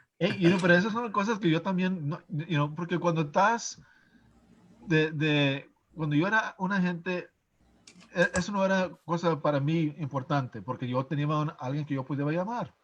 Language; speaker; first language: Spanish; non-native, fluent; English